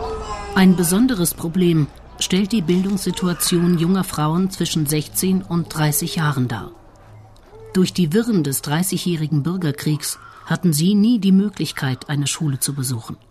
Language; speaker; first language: German; native; German